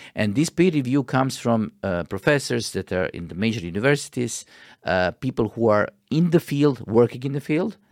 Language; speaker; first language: English; non-native, fluent; Croatian